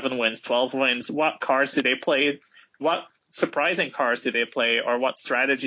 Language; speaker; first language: English; non-native, fluent; Dutch